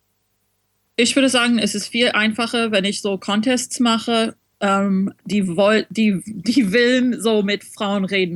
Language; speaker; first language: German; non-native, fluent; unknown